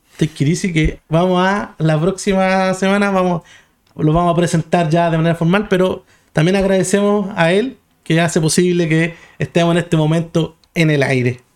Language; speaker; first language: Spanish; native; Spanish